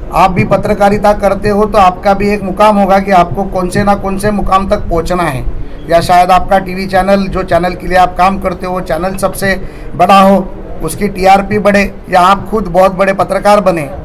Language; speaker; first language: Hindi; non-native, local second language; Marathi